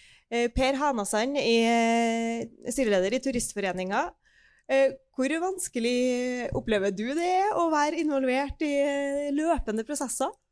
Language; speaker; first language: Norwegian; native; Norwegian